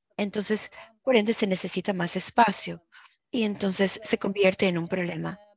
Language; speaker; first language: Spanish; non-native, fluent; German